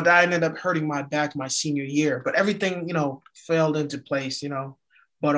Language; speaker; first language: English; early bilingual, other home language; Haitian Creole